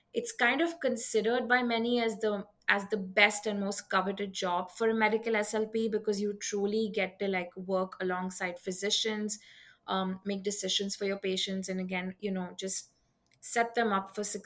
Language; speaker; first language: English; non-native, local second language; Hindi